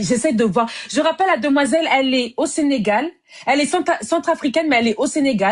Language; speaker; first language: French; native; French